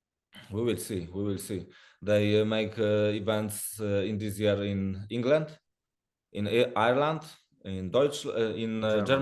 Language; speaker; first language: English; non-native, learner; Polish